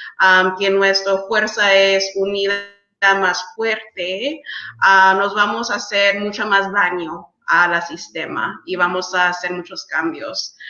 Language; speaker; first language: Spanish; early bilingual, heritage; English